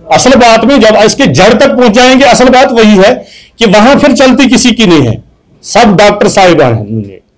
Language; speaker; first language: Urdu; non-native, local second language; Kashmiri